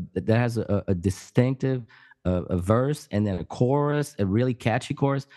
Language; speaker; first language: English; non-native, fluent; French